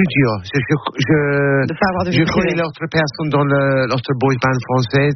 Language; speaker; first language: French; non-native, learner; English